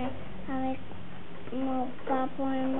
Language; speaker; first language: French; non-native, learner; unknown